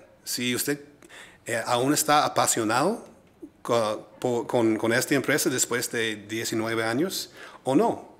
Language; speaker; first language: Spanish; non-native, fluent; English